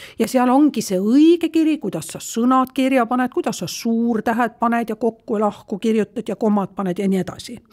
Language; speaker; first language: Estonian; native; Estonian